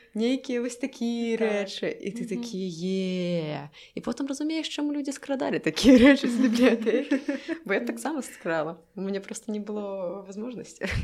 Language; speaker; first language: Belarusian; non-native, local second language; Russian